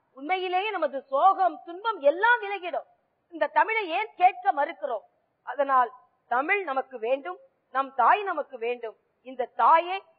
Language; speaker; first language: Tamil; native; Tamil